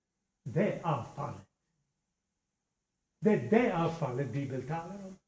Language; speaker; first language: Swedish; non-native, fluent; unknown